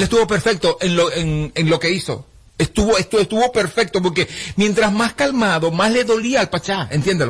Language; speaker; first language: Spanish; native; Spanish